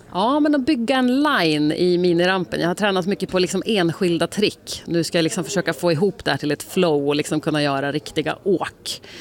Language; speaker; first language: Swedish; native; Swedish